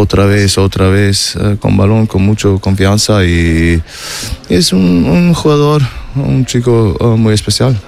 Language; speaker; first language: Spanish; non-native, learner; German